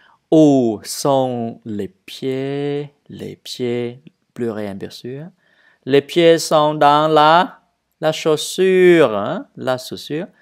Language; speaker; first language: French; non-native, fluent; Vietnamese